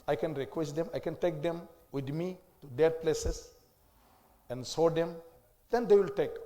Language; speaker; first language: English; non-native, local second language; Assamese